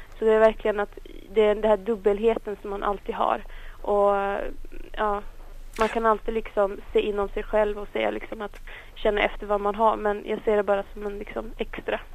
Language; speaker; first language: Swedish; early bilingual, other home language; Tigrinya